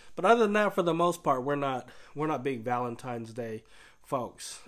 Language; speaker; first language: English; native; English